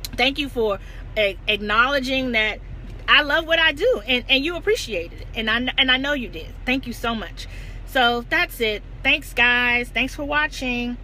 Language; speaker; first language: English; native; English